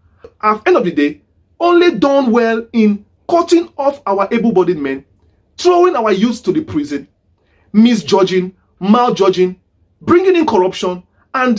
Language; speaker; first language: English; non-native, local second language; Igbo